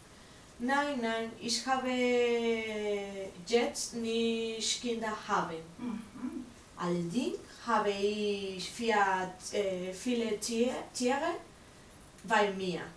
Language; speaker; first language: German; non-native, learner; Spanish